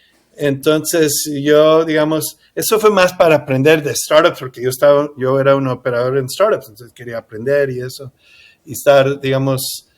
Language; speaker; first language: Spanish; early bilingual, heritage; English